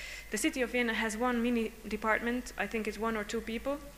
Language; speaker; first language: English; non-native, fluent; Hungarian